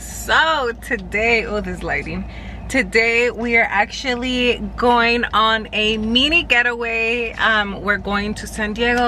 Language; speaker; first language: English; early bilingual, other home language; Spanish